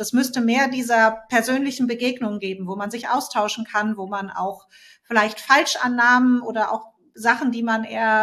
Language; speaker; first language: German; native; German